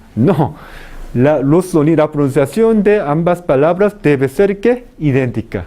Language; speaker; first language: Spanish; non-native, fluent; Korean